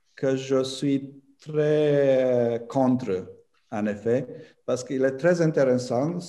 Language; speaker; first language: French; non-native, fluent; Romanian